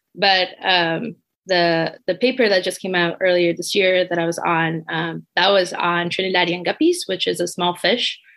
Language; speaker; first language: English; non-native, fluent; Portuguese